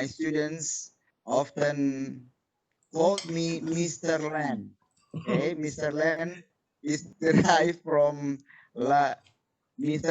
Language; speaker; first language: English; non-native, fluent; Indonesian